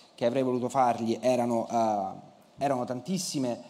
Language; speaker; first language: Italian; native; Italian